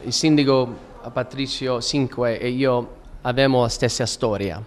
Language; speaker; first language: Italian; early bilingual, heritage; English